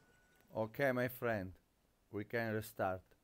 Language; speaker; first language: English; non-native, learner; Italian